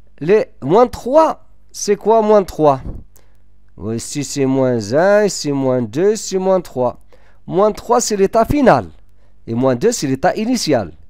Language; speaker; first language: French; non-native, local second language; Arabic